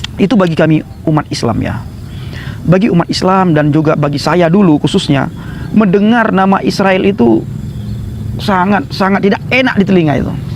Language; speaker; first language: Indonesian; non-native, local second language; Achinese